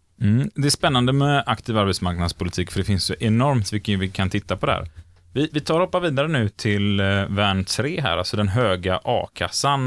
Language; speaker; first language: Swedish; native; Swedish